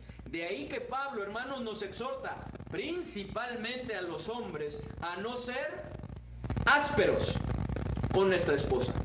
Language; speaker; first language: Spanish; native; Spanish